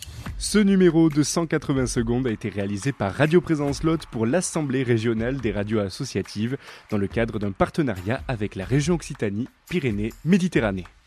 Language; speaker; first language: French; native; French